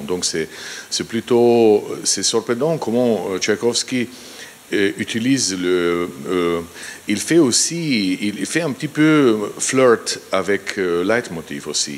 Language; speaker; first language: French; non-native, fluent; Slovenian